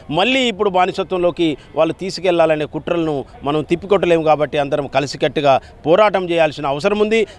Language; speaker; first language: Telugu; native; Telugu